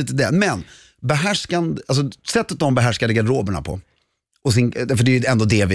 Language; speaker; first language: Swedish; native; Swedish